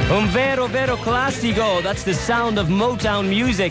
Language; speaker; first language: English; native; English